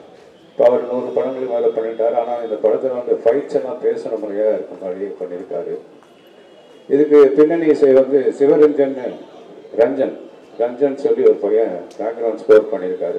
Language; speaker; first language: Tamil; native; Tamil